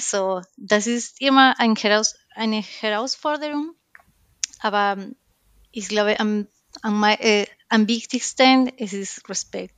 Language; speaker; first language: German; non-native, learner; Spanish